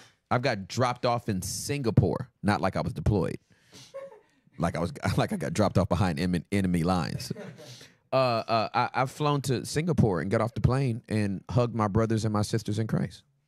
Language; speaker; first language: English; native; English